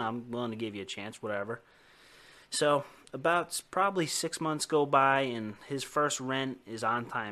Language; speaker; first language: English; native; English